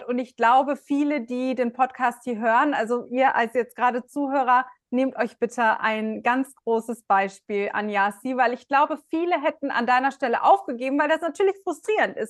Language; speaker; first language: German; native; German